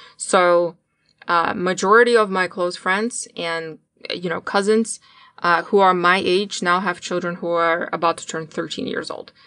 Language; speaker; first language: English; non-native, fluent; Russian